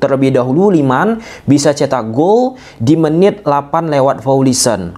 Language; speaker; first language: Indonesian; native; Indonesian